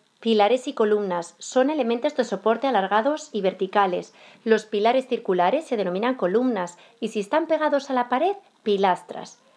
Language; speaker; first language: Spanish; native; Spanish